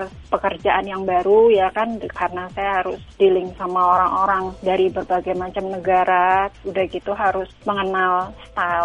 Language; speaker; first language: Indonesian; native; Indonesian